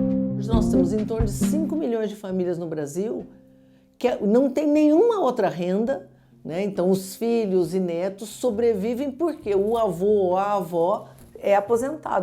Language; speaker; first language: Portuguese; native; Portuguese